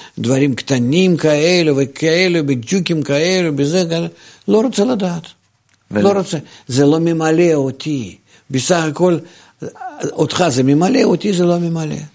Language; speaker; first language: Hebrew; non-native, fluent; Russian